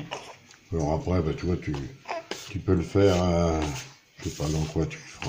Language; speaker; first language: French; native; French